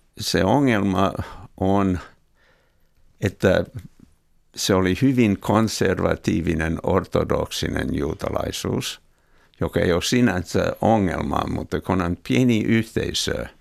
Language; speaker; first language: Finnish; non-native, fluent; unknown